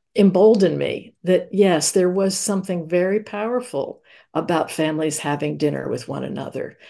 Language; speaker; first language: English; native; English